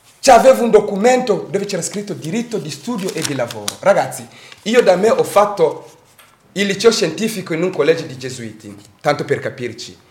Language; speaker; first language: Italian; non-native, fluent; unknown